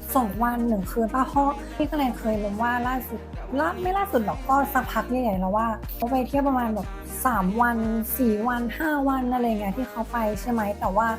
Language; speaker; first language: Thai; native; Thai